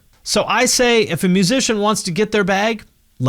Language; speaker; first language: English; native; English